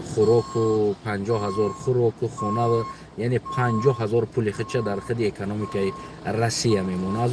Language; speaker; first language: Persian; non-native, local second language; Uzbek